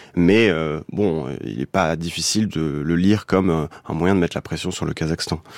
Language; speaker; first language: French; native; French